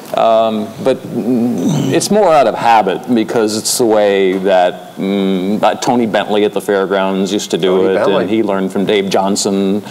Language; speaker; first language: English; native; English